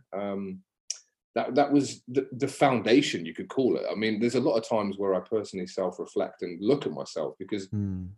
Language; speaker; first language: English; native; English